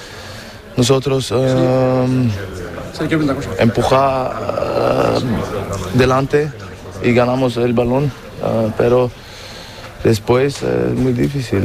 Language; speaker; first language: Spanish; non-native, fluent; German